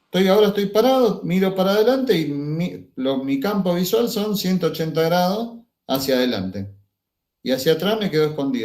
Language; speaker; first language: Spanish; native; Spanish